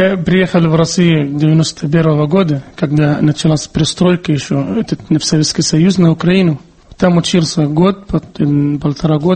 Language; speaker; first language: Russian; non-native, fluent; Arabic